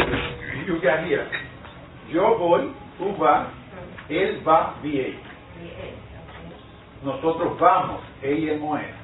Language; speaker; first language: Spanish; non-native, learner; English